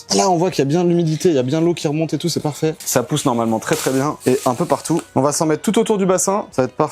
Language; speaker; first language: French; native; French